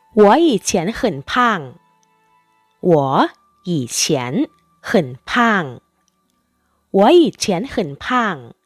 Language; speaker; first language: Chinese; non-native, fluent; Thai